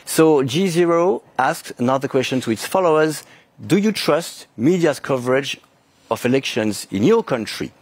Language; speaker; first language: English; non-native, fluent; French